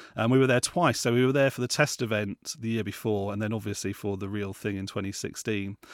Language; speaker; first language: English; native; English